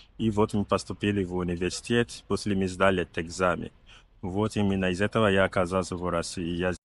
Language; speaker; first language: Russian; non-native, learner; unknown